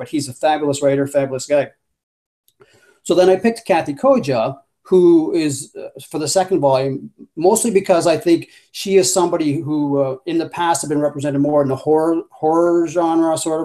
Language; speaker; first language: English; native; English